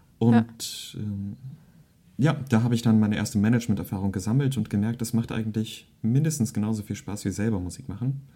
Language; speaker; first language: German; early bilingual, other home language; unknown